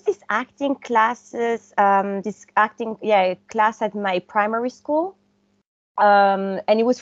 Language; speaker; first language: English; non-native, fluent; French